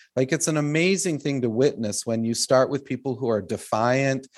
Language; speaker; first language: English; native; English